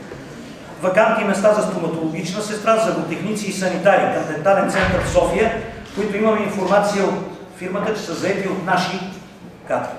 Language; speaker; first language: Bulgarian; native; Bulgarian